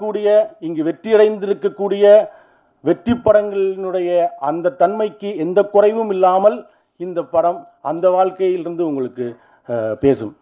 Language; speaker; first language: Tamil; native; Tamil